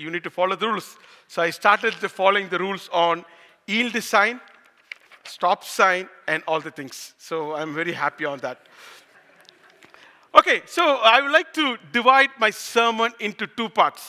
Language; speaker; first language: English; non-native, local second language; Tamil